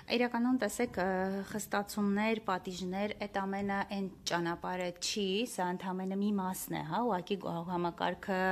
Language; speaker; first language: Armenian; native; Armenian